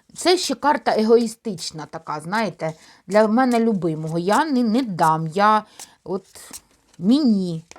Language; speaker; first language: Ukrainian; non-native, local second language; Russian